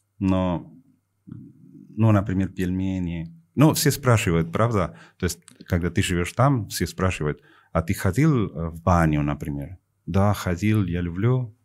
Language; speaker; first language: Russian; non-native, fluent; Spanish